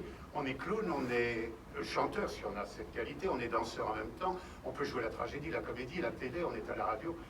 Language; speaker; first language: French; native; French